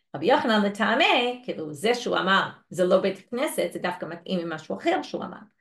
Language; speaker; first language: Hebrew; non-native, fluent; English